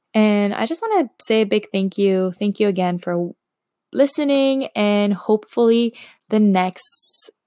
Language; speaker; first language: English; non-native, fluent; Slovak